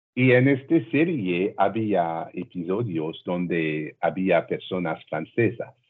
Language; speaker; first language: Spanish; non-native, learner; French